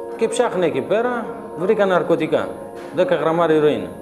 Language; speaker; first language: Greek; non-native, learner; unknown